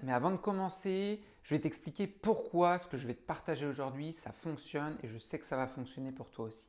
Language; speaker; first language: French; native; French